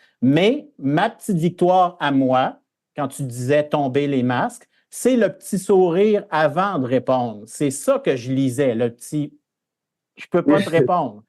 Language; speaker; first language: French; native; French